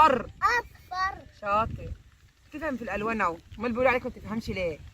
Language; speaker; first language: Arabic; native; Arabic